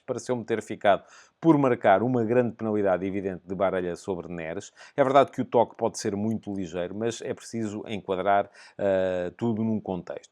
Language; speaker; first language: Portuguese; native; Portuguese